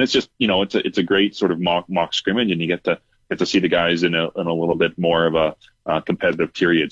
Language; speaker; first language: English; native; English